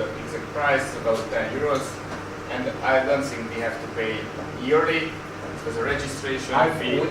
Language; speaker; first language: English; non-native, learner; Hungarian